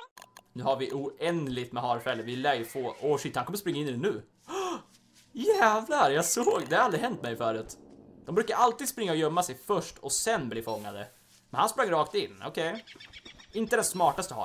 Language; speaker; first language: Swedish; native; Swedish